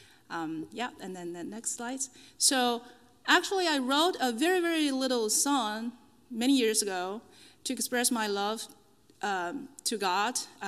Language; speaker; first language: English; non-native, fluent; Chinese